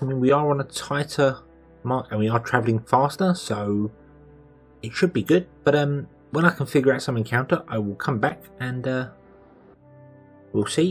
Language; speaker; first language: English; native; English